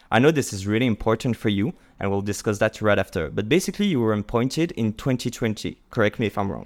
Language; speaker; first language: English; non-native, fluent; French